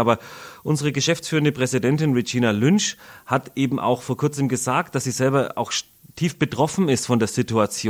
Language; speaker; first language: German; native; German